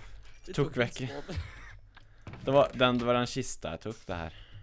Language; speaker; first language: Norwegian; native; Norwegian